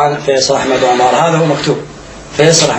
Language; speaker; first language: Arabic; native; Arabic